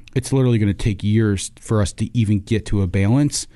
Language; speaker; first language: English; native; English